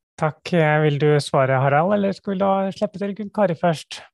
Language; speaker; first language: Norwegian; native; Norwegian